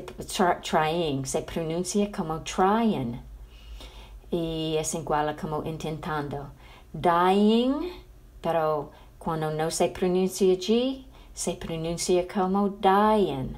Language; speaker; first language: Spanish; non-native, fluent; English